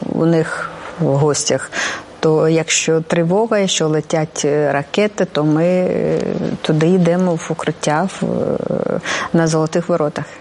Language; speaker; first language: Ukrainian; non-native, local second language; Romanian